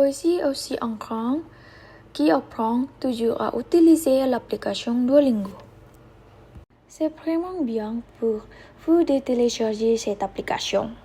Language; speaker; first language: French; non-native, learner; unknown